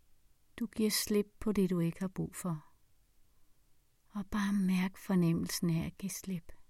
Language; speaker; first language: Danish; native; Danish